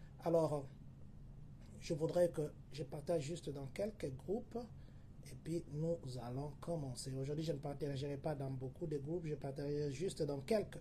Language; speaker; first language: French; non-native, local second language; Lingala